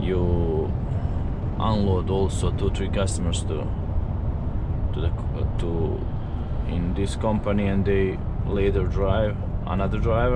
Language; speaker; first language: English; non-native, learner; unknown